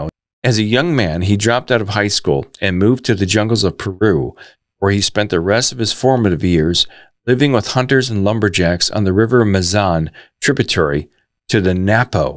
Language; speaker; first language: English; native; English